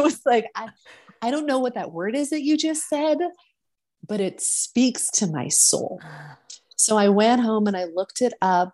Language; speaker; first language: English; native; English